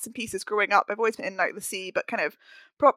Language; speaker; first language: English; native; English